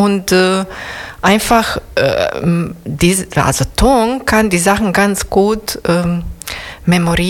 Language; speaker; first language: German; non-native, fluent; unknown